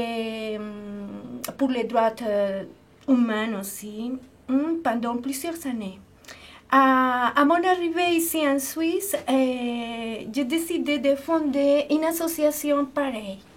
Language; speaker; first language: French; non-native, fluent; Spanish